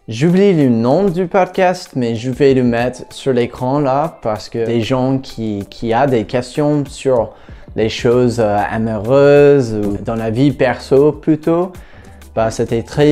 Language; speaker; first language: French; non-native, fluent; English